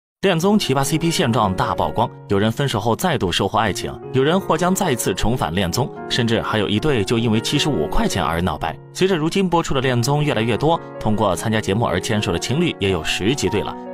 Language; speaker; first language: Chinese; native; Chinese